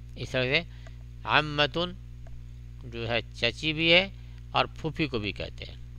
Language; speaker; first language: Urdu; native; Urdu